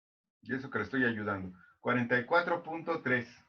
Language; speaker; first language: Spanish; native; Spanish